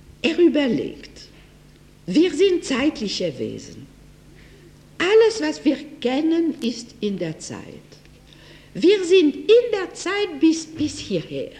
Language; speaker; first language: German; non-native, fluent; French